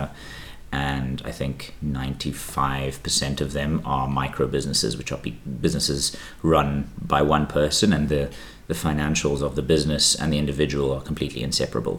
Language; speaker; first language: English; native; English